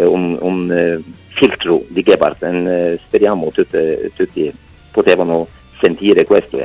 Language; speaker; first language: Italian; non-native, fluent; Norwegian